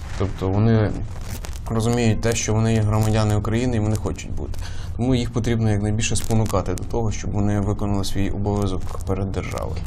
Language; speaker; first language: Ukrainian; native; Ukrainian